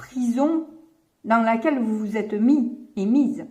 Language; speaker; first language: French; native; French